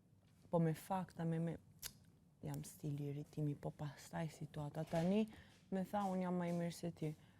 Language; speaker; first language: Albanian; early bilingual, heritage; Albanian